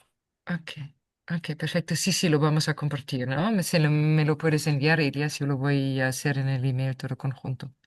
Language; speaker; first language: Spanish; non-native, fluent; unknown